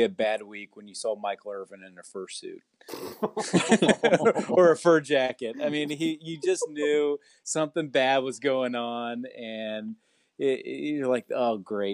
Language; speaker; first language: English; native; English